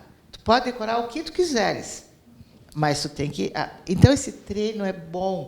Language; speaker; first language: Portuguese; native; Portuguese